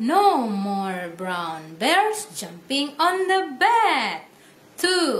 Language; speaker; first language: English; non-native, fluent; Indonesian